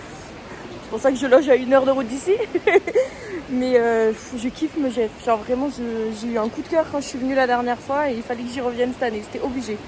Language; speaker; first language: French; native; French